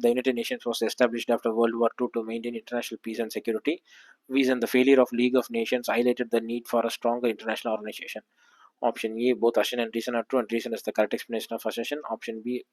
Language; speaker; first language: English; non-native, local second language; Tamil